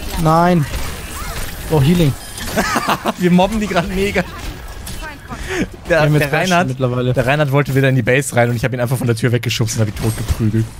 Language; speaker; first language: German; native; German